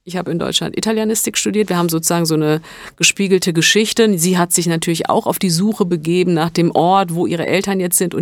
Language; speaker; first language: German; early bilingual, other home language; Italian